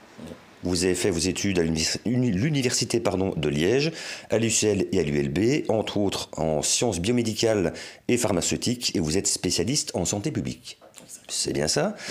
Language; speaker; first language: French; native; French